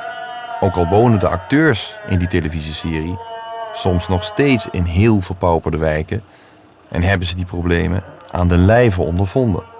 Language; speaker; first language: Dutch; native; Dutch